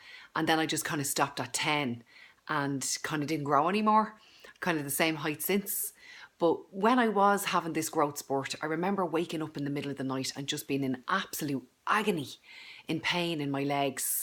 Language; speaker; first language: English; native; English